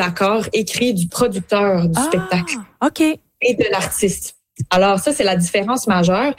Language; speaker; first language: French; native; French